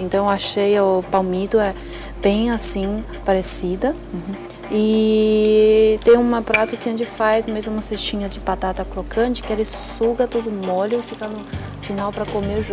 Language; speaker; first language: Portuguese; non-native, learner; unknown